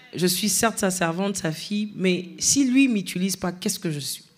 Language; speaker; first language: French; non-native, local second language; Lingala